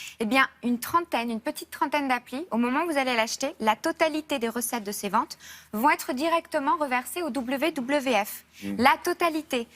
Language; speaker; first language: French; native; French